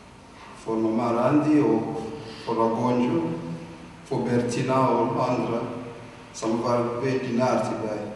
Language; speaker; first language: Norwegian; non-native, fluent; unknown